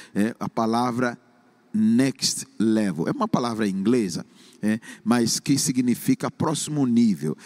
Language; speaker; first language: Portuguese; non-native, fluent; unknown